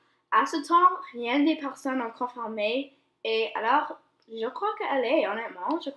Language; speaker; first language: French; non-native, learner; English